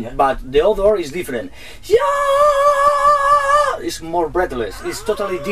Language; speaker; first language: English; non-native, learner; Spanish